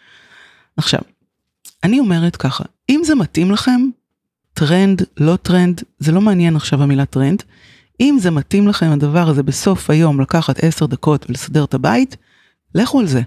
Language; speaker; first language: Hebrew; native; Hebrew